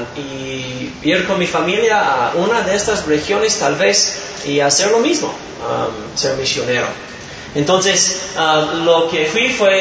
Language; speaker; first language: Spanish; non-native, fluent; English